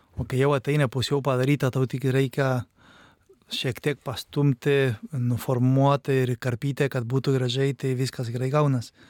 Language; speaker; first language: Lithuanian; non-native, fluent; Spanish